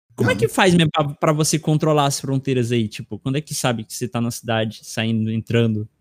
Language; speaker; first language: Portuguese; native; Portuguese